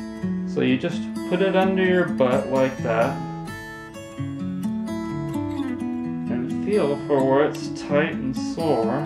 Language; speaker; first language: English; native; English